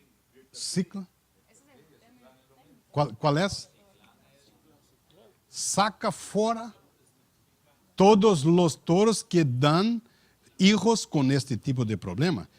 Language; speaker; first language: Spanish; non-native, learner; Portuguese